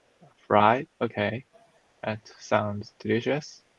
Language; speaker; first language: English; non-native, fluent; Chinese